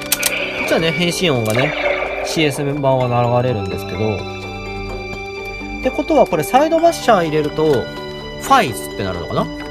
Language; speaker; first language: Japanese; native; Japanese